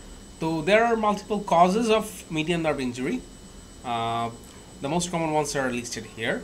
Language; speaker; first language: English; non-native, local second language; Bangla